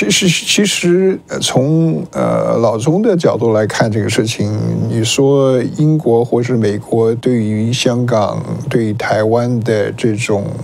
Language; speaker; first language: Chinese; native; Chinese